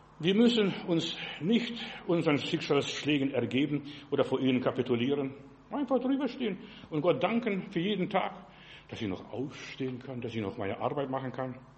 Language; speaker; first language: German; non-native, fluent; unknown